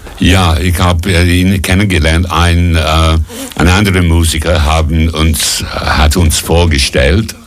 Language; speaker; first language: German; non-native, fluent; English